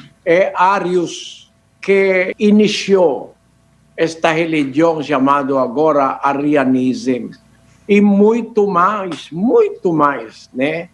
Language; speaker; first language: Portuguese; non-native, learner; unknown